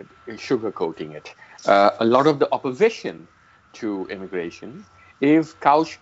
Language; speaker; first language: English; non-native, local second language; Gujarati